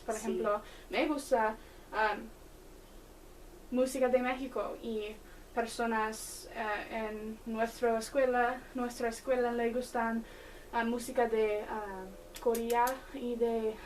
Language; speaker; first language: Spanish; non-native, learner; English